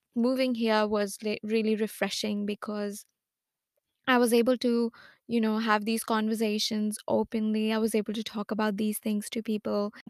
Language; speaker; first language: English; non-native, local second language; Hindi